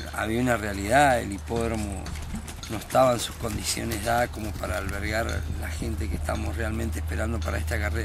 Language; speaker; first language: Spanish; native; Spanish